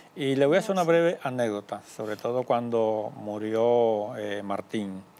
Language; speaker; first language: Spanish; native; Spanish